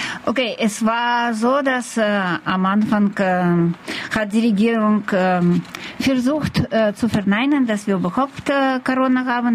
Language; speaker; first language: German; non-native, fluent; Russian